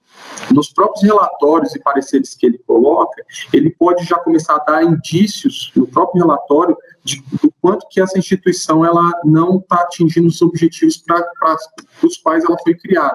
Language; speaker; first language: Portuguese; native; Portuguese